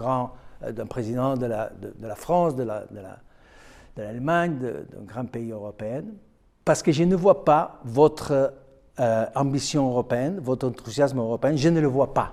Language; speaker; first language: French; non-native, fluent; Spanish